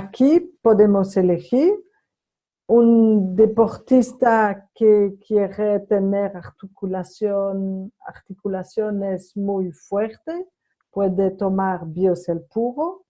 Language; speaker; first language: Spanish; non-native, fluent; French